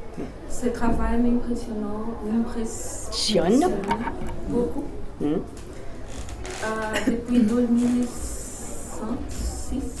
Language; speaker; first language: French; non-native, learner; Portuguese